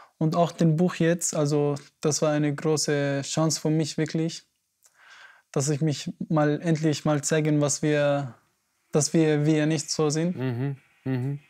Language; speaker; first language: German; non-native, learner; Arabic